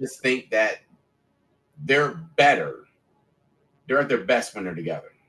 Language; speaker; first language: English; native; English